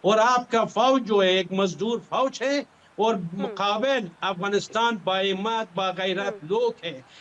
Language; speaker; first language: Hindi; non-native, learner; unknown